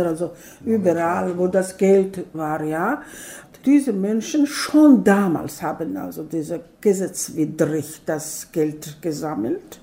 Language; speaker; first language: German; non-native, fluent; Georgian